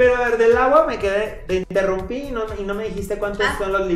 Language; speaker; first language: Spanish; native; Spanish